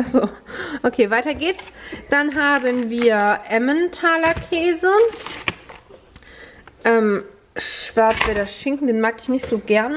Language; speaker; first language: German; native; German